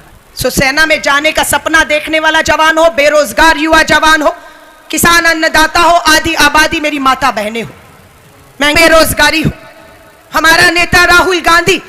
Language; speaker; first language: Hindi; native; Hindi